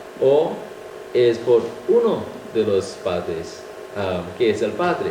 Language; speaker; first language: Spanish; non-native, fluent; English